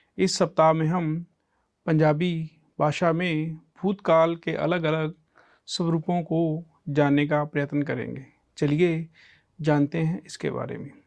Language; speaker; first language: Hindi; non-native, local second language; Punjabi